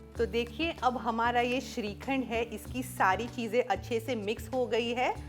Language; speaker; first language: Hindi; non-native, local second language; Marathi